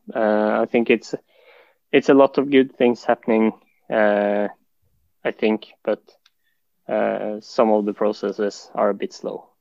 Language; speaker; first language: English; non-native, fluent; Norwegian